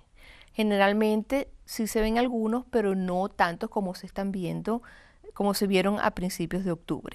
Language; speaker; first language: Spanish; native; Spanish